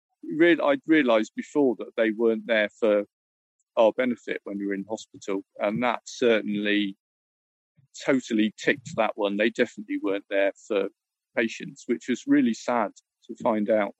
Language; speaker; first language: English; native; English